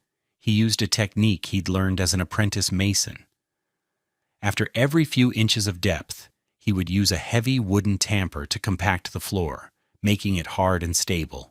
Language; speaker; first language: English; native; English